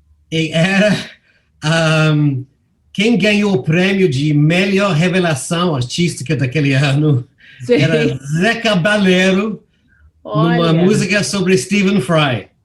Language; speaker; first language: Portuguese; non-native, fluent; English